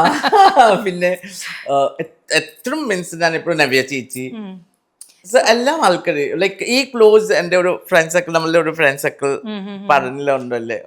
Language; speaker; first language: Malayalam; non-native, learner; Assamese